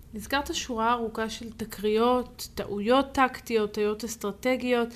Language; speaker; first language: Hebrew; native; Hebrew